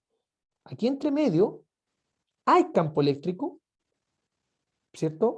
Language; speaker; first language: Spanish; native; Spanish